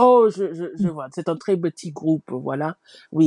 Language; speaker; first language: French; non-native, fluent; English